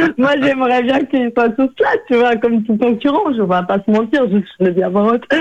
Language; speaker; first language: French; non-native, fluent; Portuguese